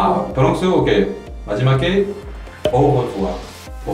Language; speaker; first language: Korean; non-native, learner; French